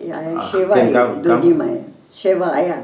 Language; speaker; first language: Hebrew; non-native, learner; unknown